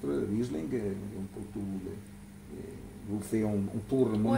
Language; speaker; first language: French; non-native, learner; Italian